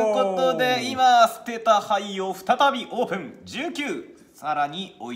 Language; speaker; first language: Japanese; native; Japanese